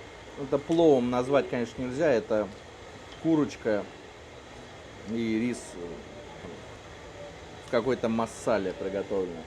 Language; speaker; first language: Russian; native; Russian